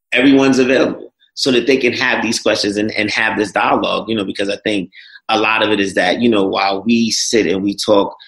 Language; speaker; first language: English; native; English